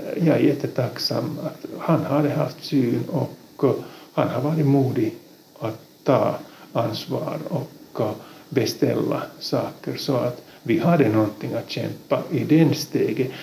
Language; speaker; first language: Swedish; non-native, local second language; Finnish